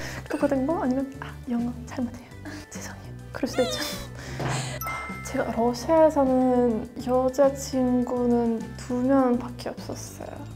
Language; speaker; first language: Korean; non-native, fluent; Russian